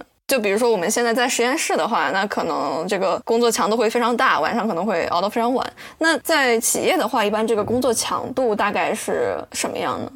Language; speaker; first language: Chinese; native; Chinese